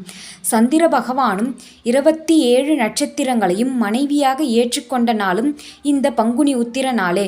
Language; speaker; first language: Tamil; native; Tamil